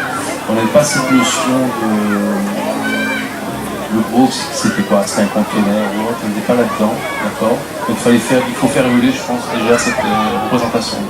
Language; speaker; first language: French; native; French